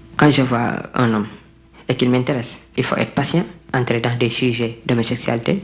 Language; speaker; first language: French; non-native, local second language; Wolof